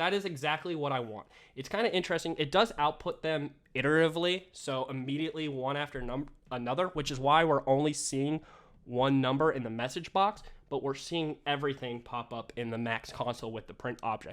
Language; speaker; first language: English; native; English